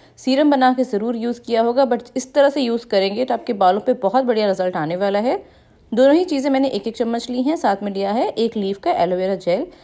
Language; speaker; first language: Hindi; native; Hindi